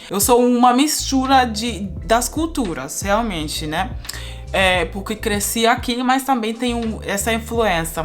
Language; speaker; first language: Portuguese; non-native, fluent; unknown